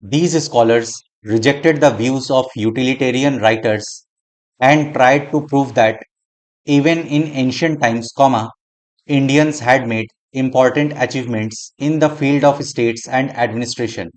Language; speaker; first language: English; non-native, local second language; Hindi